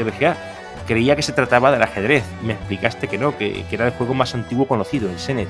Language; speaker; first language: Spanish; native; Spanish